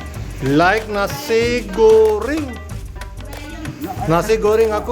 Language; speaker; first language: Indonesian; non-native, learner; Punjabi